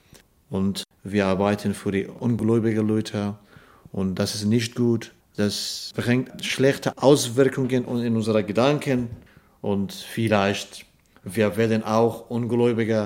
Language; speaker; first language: German; non-native, learner; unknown